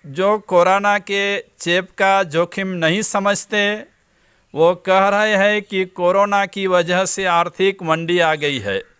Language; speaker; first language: Hindi; non-native, local second language; Gujarati